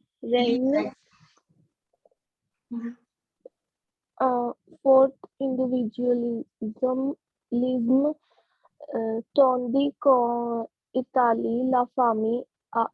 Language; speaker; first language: French; non-native, learner; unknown